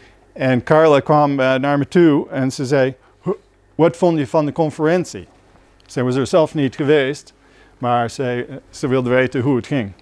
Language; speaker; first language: Dutch; non-native, fluent; English